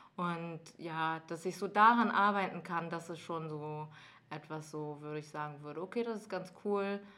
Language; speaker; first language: German; early bilingual, other home language; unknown